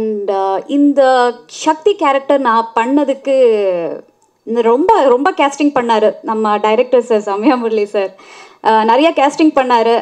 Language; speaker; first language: Tamil; non-native, local second language; Kannada